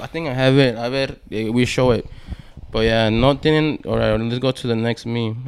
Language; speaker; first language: English; early bilingual, other home language; Spanish